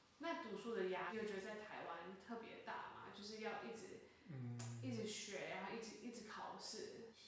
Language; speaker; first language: Chinese; early bilingual, heritage; Chinese